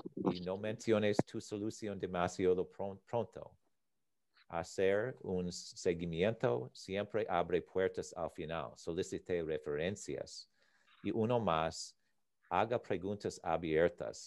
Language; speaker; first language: Spanish; non-native, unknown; English